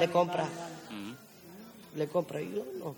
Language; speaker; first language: Spanish; non-native, learner; Romany